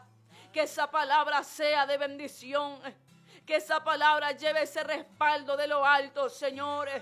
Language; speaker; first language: Spanish; native; Spanish